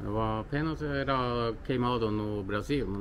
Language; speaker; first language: Portuguese; non-native, learner; Norwegian